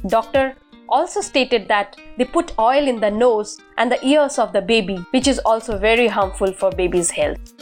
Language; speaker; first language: English; non-native, local second language; Bangla